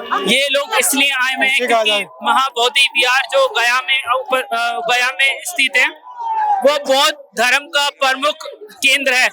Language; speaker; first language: Hindi; native; Hindi